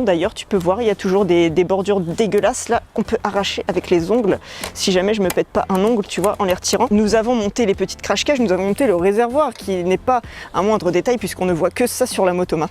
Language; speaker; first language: French; native; French